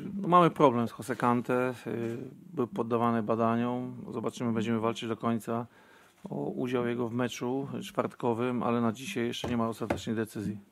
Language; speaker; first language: Polish; native; Polish